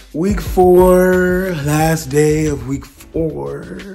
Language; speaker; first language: English; native; English